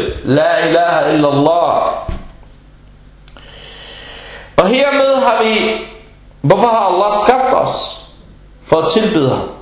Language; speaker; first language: Danish; non-native, fluent; Arabic